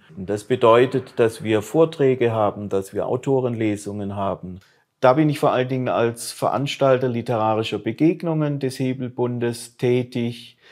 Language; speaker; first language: German; non-native, local second language; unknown